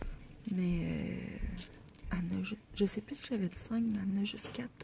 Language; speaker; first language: French; native; French